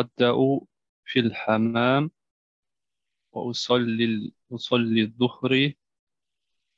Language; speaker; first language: Arabic; non-native, learner; German